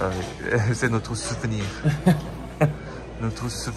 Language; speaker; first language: French; non-native, fluent; Korean